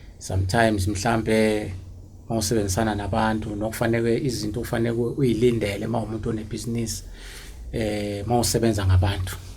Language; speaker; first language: Zulu; native; Zulu